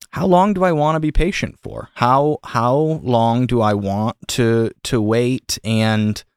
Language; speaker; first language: English; native; English